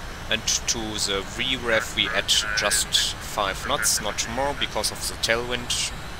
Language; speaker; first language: English; non-native, fluent; German